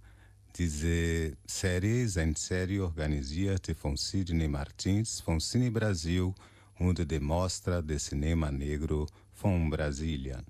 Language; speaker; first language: German; non-native, learner; Portuguese